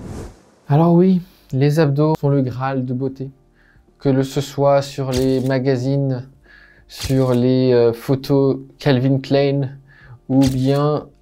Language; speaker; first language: French; native; French